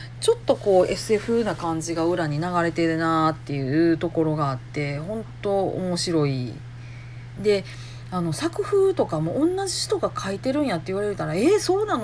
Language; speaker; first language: Japanese; native; Japanese